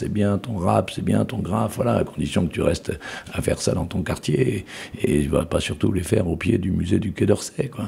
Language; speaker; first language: French; native; French